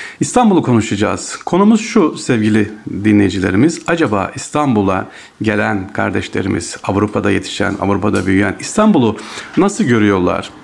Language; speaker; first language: Turkish; native; Turkish